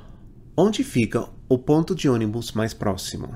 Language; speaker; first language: Portuguese; non-native, fluent; English